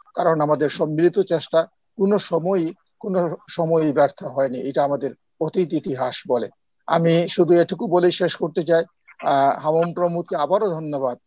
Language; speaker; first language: Bangla; non-native, local second language; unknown